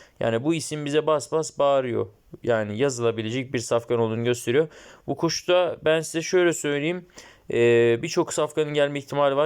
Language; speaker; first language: Turkish; native; Turkish